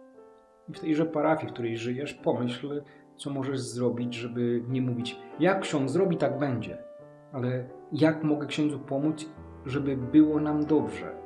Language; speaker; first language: Polish; native; Polish